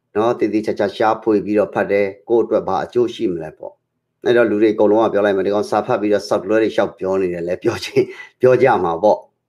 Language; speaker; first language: Burmese; native; Burmese